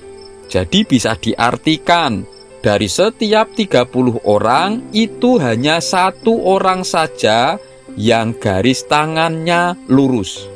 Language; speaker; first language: Indonesian; non-native, local second language; Javanese